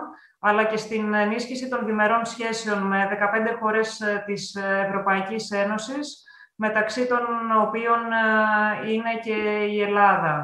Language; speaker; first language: Greek; native; Greek